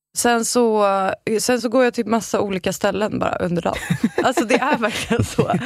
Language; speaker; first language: Swedish; native; Swedish